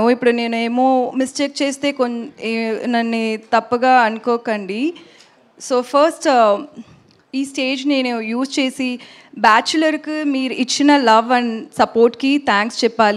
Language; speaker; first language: Telugu; non-native, local second language; Tamil